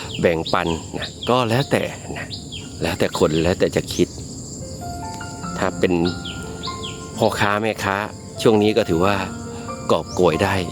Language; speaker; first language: Thai; native; Thai